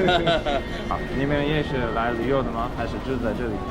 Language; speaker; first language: Chinese; non-native, fluent; English